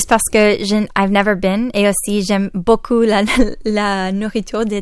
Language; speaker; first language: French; non-native, local second language; English